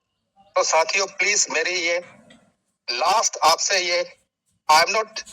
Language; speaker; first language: Hindi; native; Hindi